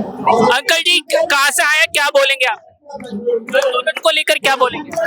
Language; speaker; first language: Hindi; native; Hindi